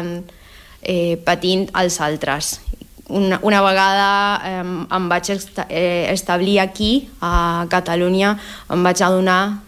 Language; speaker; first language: Catalan; non-native, fluent; Spanish